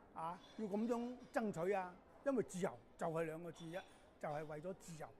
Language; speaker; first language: Cantonese; native; Cantonese